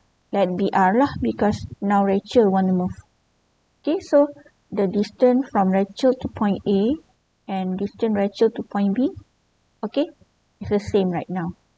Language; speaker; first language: English; non-native, local second language; Malay